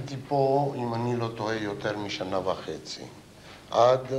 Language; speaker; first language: Hebrew; non-native, fluent; Ladino